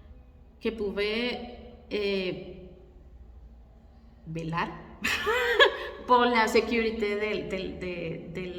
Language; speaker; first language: French; non-native, learner; Spanish